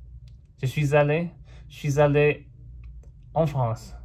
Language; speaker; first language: French; non-native, fluent; English